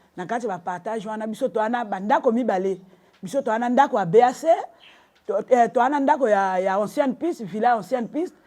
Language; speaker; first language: Lingala; native; Lingala